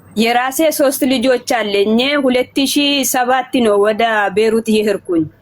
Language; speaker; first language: Amharic; non-native, local second language; Oromo